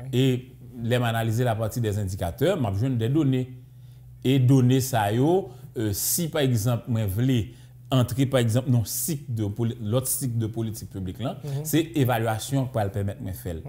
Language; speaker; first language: French; native; French